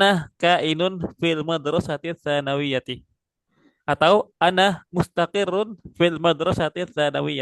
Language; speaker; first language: Arabic; non-native, fluent; Indonesian